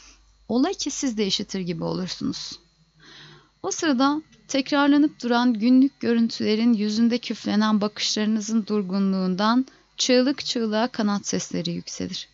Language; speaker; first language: Turkish; native; Turkish